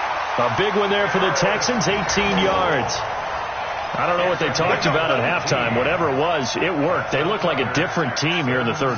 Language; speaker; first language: English; native; English